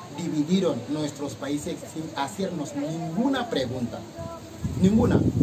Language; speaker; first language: Spanish; non-native, fluent; Wolof